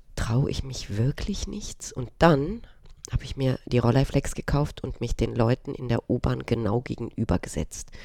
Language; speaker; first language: German; early bilingual, other home language; Romanian